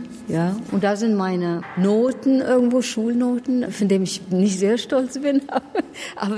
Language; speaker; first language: German; non-native, fluent; Arabic